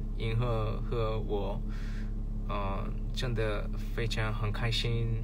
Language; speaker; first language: Chinese; non-native, learner; Korean